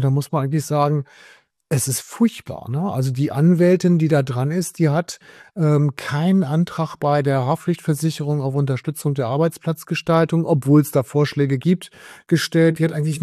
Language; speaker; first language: German; native; German